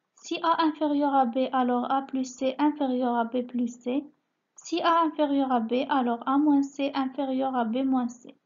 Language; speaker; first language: French; non-native, local second language; Arabic